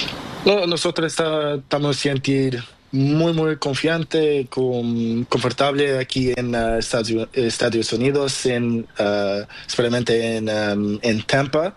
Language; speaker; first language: Spanish; non-native, learner; Portuguese